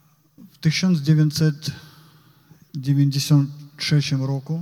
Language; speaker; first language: Polish; non-native, learner; Ukrainian